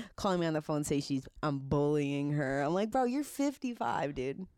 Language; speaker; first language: English; native; English